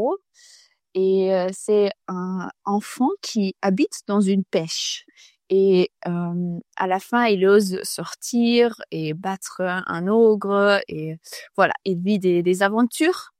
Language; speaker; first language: French; non-native, fluent; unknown